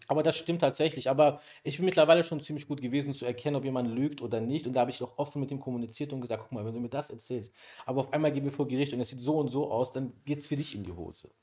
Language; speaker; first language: German; early bilingual, other home language; Persian